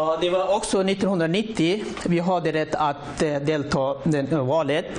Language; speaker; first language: Swedish; non-native, learner; Rohingya